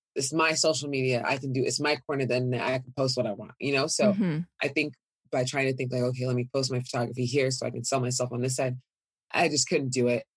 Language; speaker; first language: English; early bilingual, other home language; Yoruba